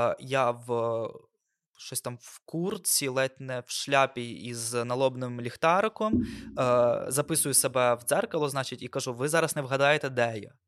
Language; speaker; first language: Ukrainian; non-native, local second language; Russian